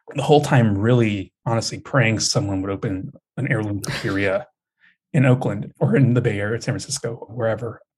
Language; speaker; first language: English; native; English